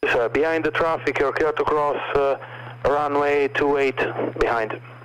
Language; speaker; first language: English; non-native, fluent; Italian